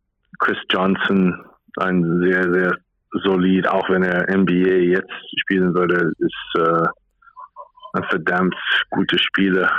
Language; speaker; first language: German; non-native, fluent; English